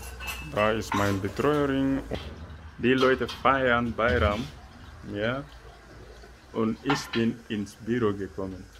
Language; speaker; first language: German; non-native, learner; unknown